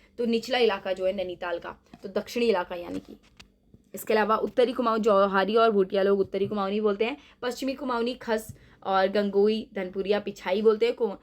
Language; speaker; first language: Hindi; native; Hindi